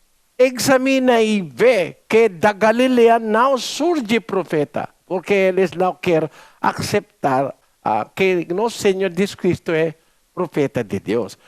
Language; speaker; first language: Portuguese; non-native, learner; Filipino